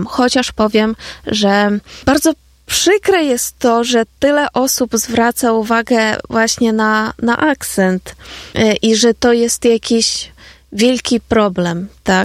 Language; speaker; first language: Polish; non-native, fluent; Ukrainian